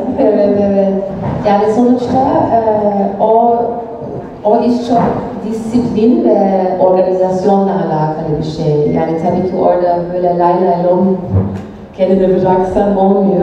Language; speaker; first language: Turkish; non-native, fluent; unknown